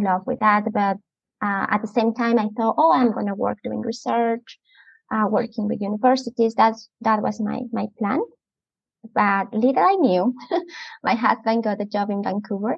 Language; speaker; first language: English; non-native, fluent; Spanish